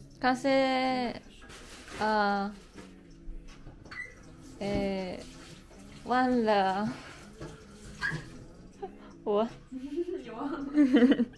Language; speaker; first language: Chinese; non-native, learner; Japanese